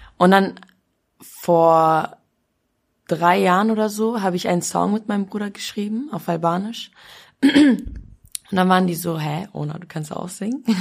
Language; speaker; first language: German; early bilingual, other home language; Albanian